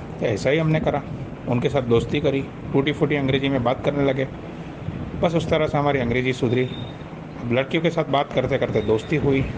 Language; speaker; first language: Hindi; non-native, local second language; Gujarati